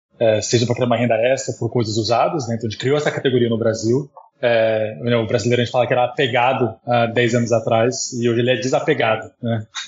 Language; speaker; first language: Portuguese; early bilingual, heritage; Portuguese